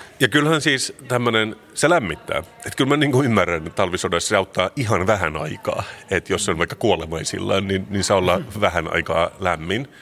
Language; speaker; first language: Finnish; non-native, local second language; Swedish